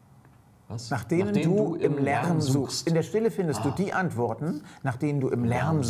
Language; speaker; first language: German; native; German